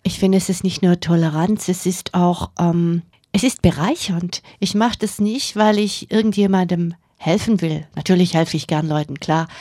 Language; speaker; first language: German; native; German